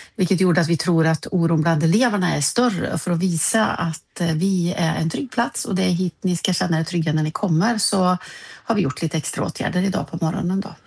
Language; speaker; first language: Swedish; native; Swedish